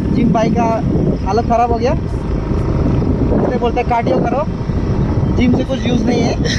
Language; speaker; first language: Hindi; non-native, local second language; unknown